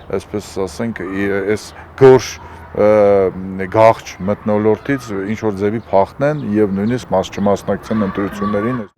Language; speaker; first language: Armenian; native; Armenian